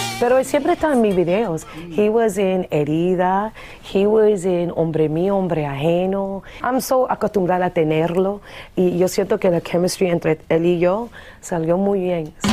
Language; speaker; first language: Spanish; early bilingual, heritage; English